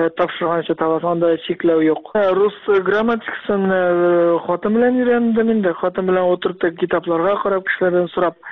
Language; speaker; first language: Tatar; early bilingual, heritage; Tatar